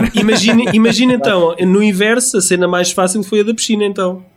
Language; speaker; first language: Portuguese; native; Portuguese